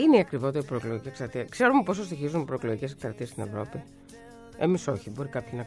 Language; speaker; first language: Greek; native; Greek